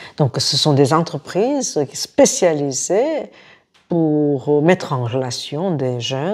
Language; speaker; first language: French; non-native, fluent; Korean